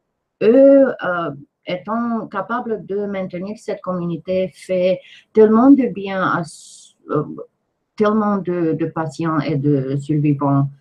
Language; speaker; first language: French; non-native, fluent; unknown